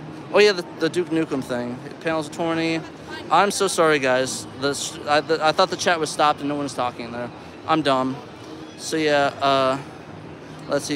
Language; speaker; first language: English; native; English